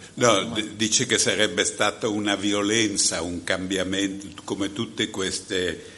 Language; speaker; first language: Italian; native; Italian